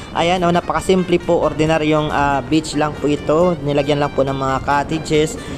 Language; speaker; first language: Filipino; non-native, local second language; Waray